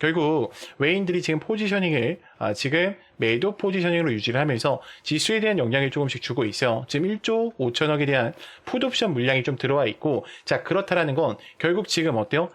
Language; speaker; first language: Korean; native; Korean